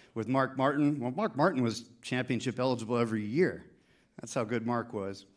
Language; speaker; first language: English; native; English